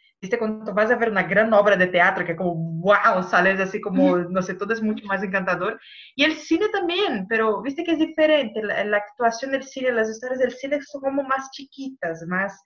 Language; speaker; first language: Spanish; non-native, fluent; Portuguese